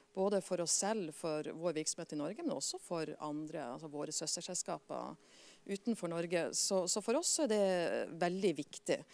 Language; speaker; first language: Norwegian; native; Norwegian